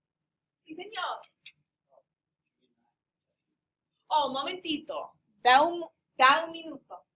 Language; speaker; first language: Spanish; non-native, fluent; English